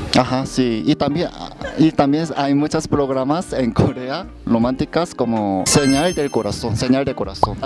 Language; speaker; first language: Spanish; non-native, learner; Korean